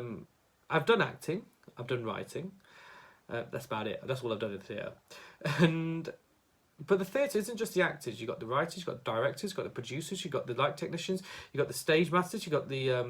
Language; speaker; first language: English; native; English